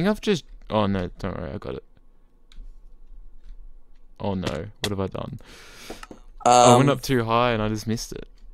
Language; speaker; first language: English; native; English